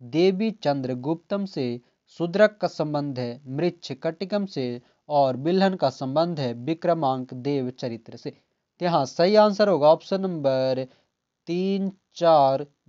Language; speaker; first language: Hindi; native; Hindi